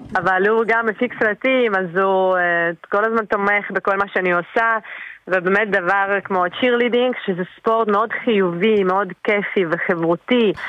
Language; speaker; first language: Hebrew; non-native, fluent; Russian